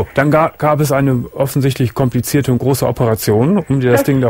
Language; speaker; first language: German; native; German